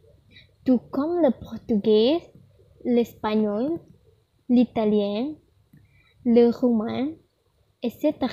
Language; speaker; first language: French; non-native, learner; Indonesian